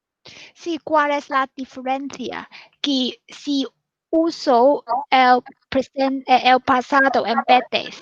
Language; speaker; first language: Spanish; non-native, learner; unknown